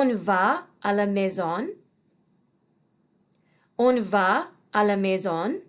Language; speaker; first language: French; non-native, fluent; English